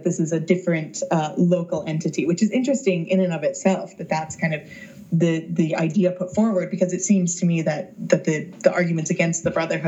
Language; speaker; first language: English; native; English